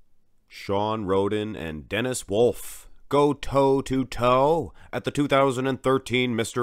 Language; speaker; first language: English; native; English